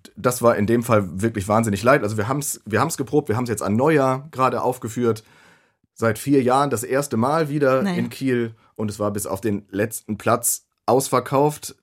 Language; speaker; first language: German; native; German